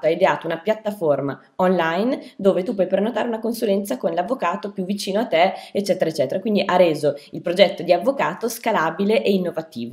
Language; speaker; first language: Italian; native; Italian